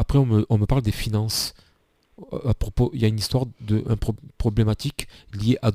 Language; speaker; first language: French; native; French